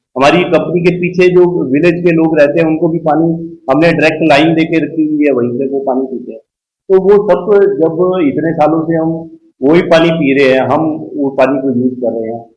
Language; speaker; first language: Hindi; native; Hindi